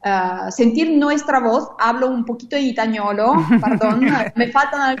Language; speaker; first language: Spanish; non-native, fluent; Italian